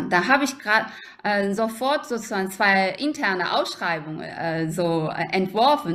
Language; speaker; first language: German; non-native, fluent; Chinese